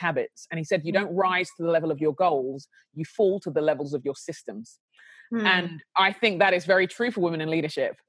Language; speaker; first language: English; native; English